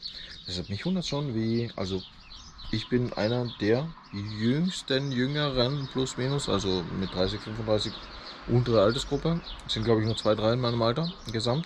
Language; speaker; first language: German; native; German